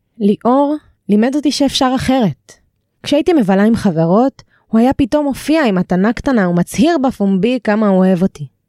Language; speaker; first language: Hebrew; native; Hebrew